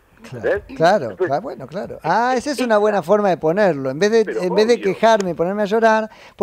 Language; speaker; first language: Spanish; native; Spanish